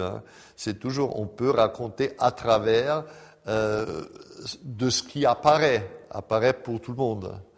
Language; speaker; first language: French; non-native, fluent; German